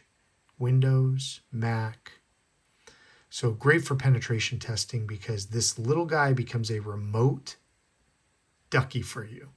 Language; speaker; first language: English; native; English